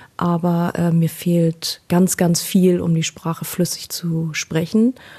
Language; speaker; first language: German; native; German